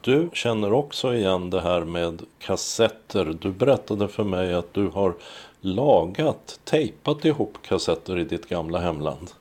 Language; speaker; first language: Swedish; native; Swedish